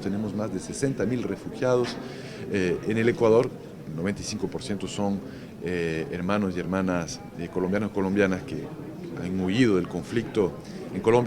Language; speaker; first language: Spanish; native; Spanish